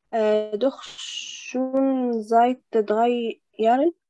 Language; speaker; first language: German; non-native, learner; Arabic